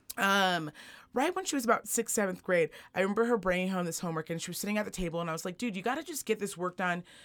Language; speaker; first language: English; native; English